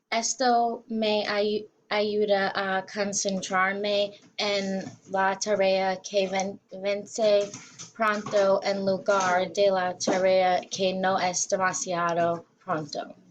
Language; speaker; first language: Spanish; non-native, learner; English